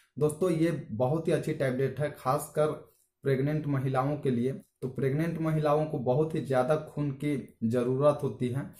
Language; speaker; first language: Hindi; native; Hindi